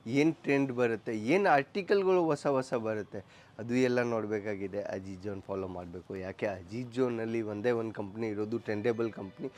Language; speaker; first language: Kannada; non-native, local second language; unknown